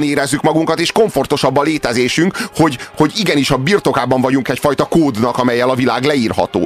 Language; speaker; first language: Hungarian; native; Hungarian